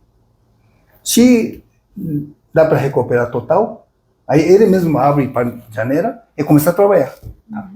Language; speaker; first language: Portuguese; non-native, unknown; Japanese